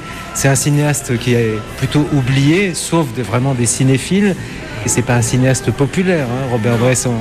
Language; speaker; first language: French; native; French